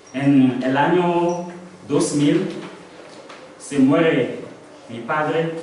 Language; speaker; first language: Spanish; non-native, learner; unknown